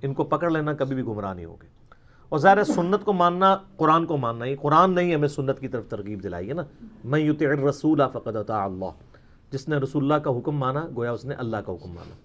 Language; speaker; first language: Urdu; native; Urdu